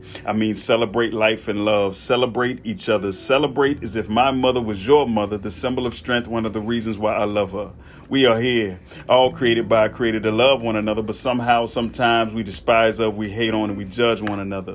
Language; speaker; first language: English; native; English